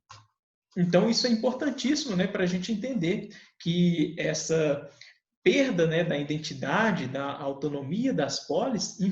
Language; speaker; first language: Portuguese; native; Portuguese